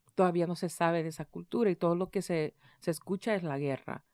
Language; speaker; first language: Spanish; early bilingual, heritage; Spanish